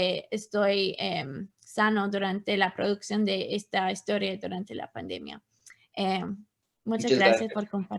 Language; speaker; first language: Spanish; non-native, fluent; English